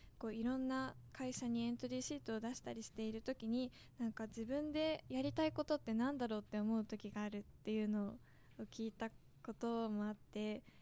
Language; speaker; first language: Japanese; native; Japanese